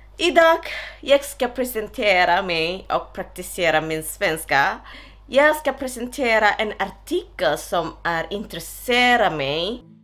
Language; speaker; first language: Swedish; non-native, learner; Indonesian